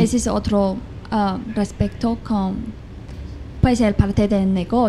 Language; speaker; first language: Spanish; non-native, fluent; Chinese